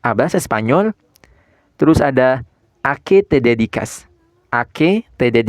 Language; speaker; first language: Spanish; non-native, fluent; Indonesian